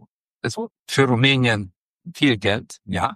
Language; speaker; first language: German; non-native, fluent; Romanian